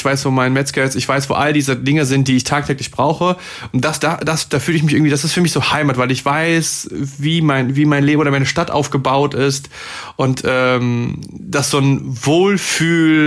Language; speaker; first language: German; native; German